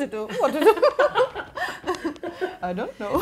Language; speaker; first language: English; non-native, learner; Russian